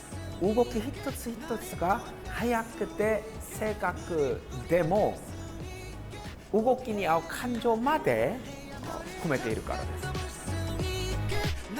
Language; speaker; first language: Japanese; non-native, learner; Korean